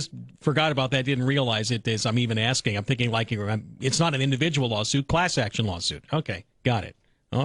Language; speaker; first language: English; native; English